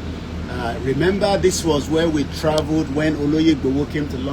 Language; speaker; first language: English; non-native, local second language; Yoruba